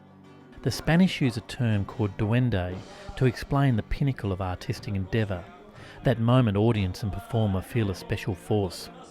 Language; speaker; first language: English; native; English